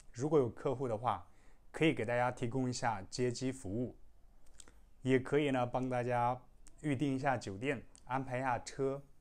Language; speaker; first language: Chinese; native; Chinese